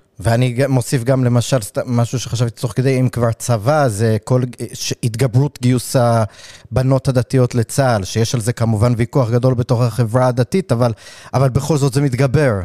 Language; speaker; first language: Hebrew; early bilingual, other home language; English